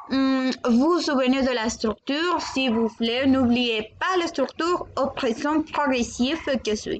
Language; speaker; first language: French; non-native, learner; Spanish